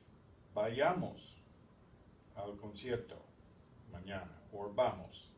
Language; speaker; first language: Spanish; non-native, fluent; English